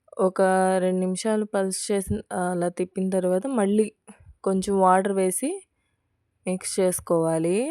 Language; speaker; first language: Telugu; non-native, local second language; Urdu